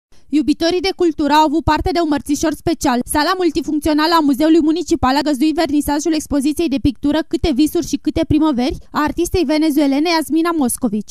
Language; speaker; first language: Romanian; native; Romanian